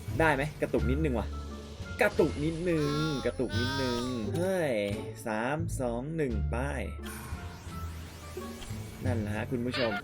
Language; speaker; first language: Thai; native; Thai